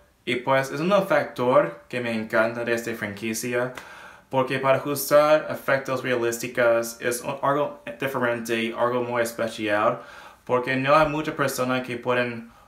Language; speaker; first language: Spanish; non-native, learner; English